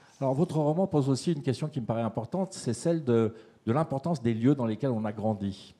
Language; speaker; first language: French; native; French